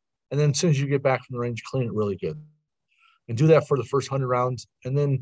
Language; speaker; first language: English; native; English